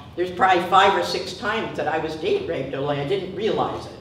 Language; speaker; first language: English; native; English